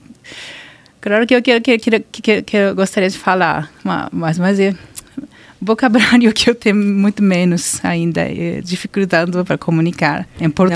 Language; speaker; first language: Portuguese; non-native, learner; Japanese